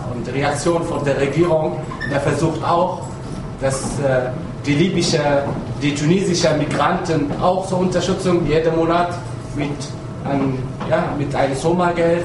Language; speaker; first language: German; non-native, fluent; Arabic